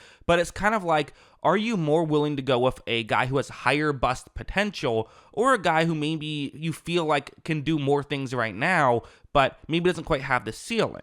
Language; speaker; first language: English; native; English